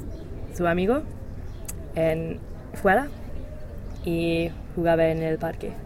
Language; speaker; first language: Spanish; non-native, learner; English